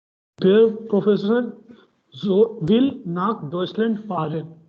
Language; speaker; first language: German; non-native, learner; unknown